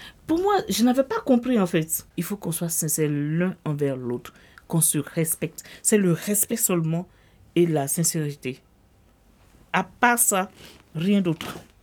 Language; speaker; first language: French; non-native, local second language; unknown